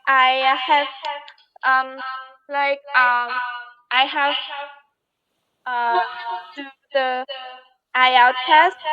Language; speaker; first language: English; non-native, learner; Vietnamese